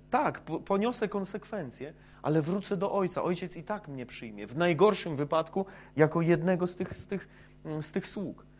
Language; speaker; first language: Polish; non-native, fluent; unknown